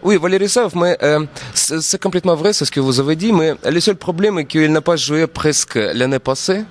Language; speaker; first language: French; non-native, fluent; Russian